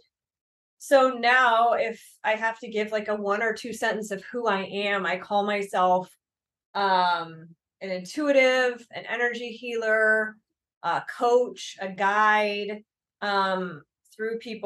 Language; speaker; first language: English; native; English